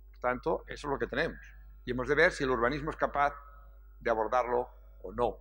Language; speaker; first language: Spanish; native; Spanish